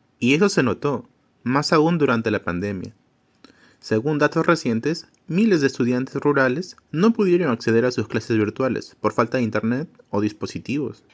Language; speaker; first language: Spanish; native; Spanish